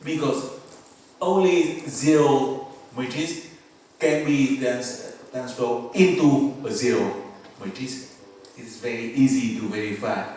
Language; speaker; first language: English; non-native, fluent; Vietnamese